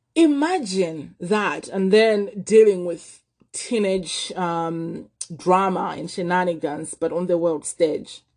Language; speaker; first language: English; non-native, local second language; Nyanja